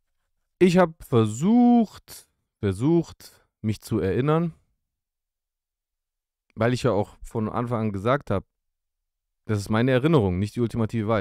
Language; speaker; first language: German; native; German